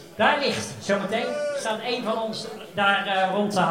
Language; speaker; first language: Dutch; native; Dutch